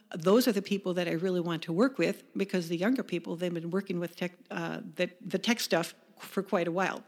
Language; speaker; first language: English; native; English